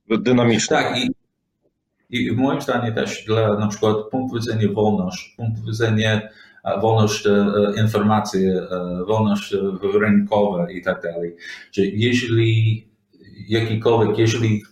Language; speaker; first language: Polish; non-native, learner; English